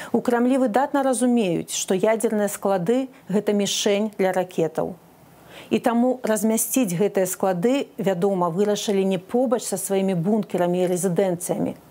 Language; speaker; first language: Belarusian; non-native, local second language; Russian